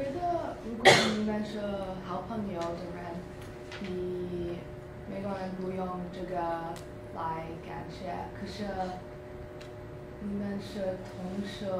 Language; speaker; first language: Chinese; non-native, learner; English